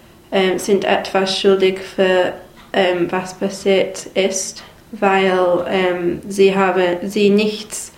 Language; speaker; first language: German; non-native, learner; English